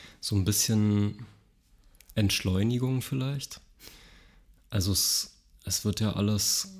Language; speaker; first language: German; native; German